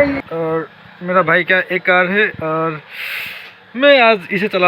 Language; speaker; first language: Hindi; non-native, learner; Bangla